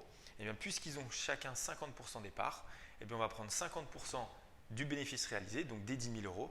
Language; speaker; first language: French; native; French